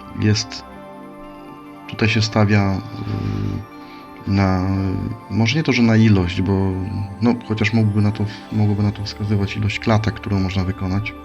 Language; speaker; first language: Polish; native; Polish